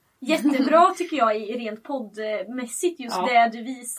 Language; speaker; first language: Swedish; native; Swedish